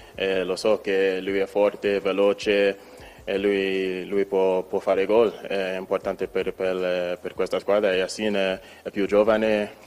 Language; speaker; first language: Italian; non-native, learner; English